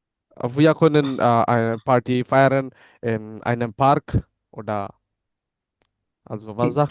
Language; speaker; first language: German; non-native, learner; Bangla